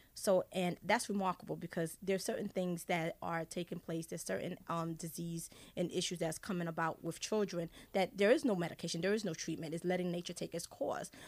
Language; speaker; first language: English; early bilingual, other home language; Haitian Creole